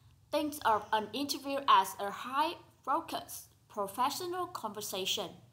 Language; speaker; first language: English; non-native, fluent; Vietnamese